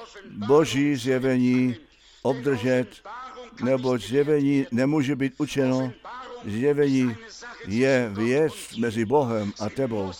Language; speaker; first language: Czech; non-native, fluent; German